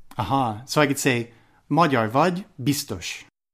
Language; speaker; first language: Hungarian; non-native, learner; English